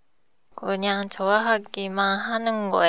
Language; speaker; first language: Korean; non-native, learner; Japanese